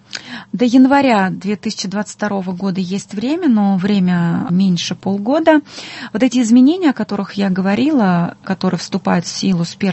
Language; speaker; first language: Russian; native; Russian